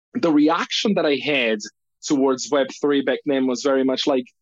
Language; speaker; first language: English; non-native, fluent; Portuguese